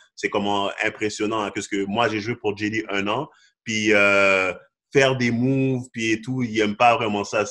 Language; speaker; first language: French; native; French